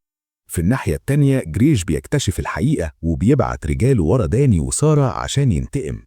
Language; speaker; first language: Arabic; native; Arabic